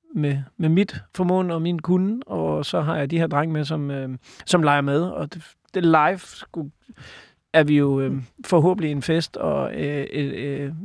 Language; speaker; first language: Danish; native; Danish